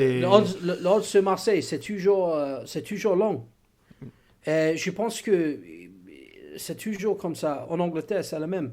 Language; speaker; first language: French; non-native, fluent; English